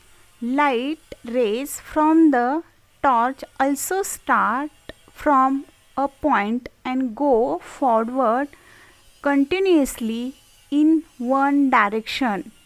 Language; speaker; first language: English; non-native, local second language; Marathi